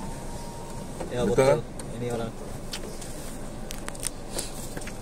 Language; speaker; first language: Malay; non-native, learner; Bangla